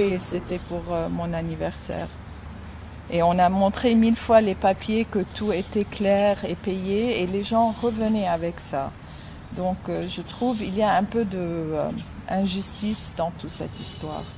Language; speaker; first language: French; non-native, fluent; Arabic